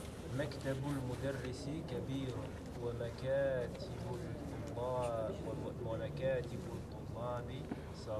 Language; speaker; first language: Arabic; non-native, learner; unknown